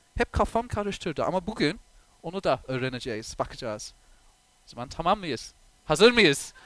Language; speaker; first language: Turkish; non-native, fluent; English